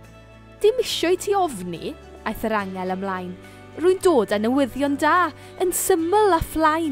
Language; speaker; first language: Welsh; native; Welsh